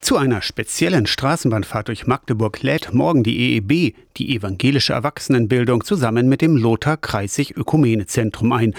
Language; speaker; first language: German; native; German